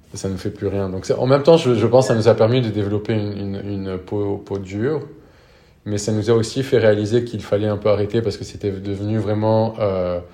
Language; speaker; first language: French; non-native, local second language; Arabic